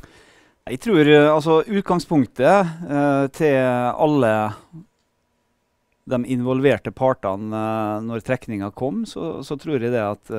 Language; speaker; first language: Norwegian; native; Norwegian